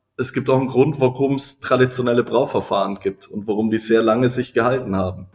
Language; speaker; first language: German; native; German